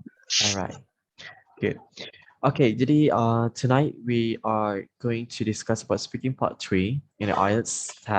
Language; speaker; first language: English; non-native, fluent; Indonesian